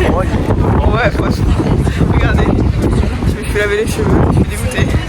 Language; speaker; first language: French; native; French